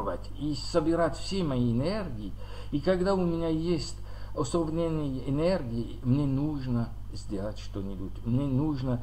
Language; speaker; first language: Russian; non-native, learner; French